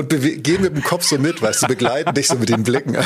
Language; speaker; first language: German; native; German